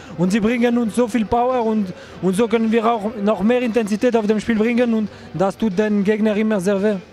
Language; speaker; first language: German; non-native, local second language; French